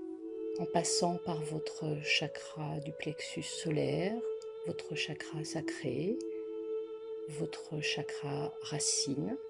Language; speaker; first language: French; native; French